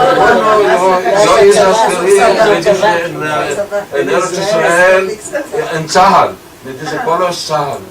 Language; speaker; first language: Spanish; early bilingual, heritage; Ladino